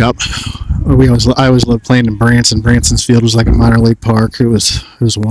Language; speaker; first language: English; native; English